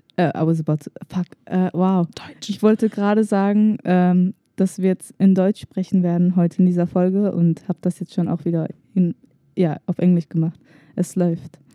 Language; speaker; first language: German; native; German